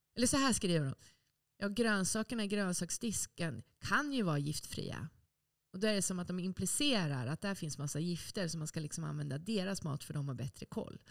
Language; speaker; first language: Swedish; native; Swedish